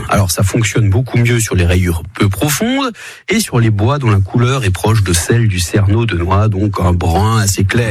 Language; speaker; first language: French; native; French